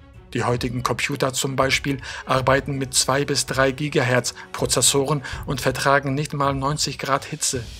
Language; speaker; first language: German; native; German